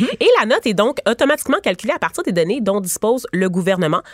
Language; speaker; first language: French; native; French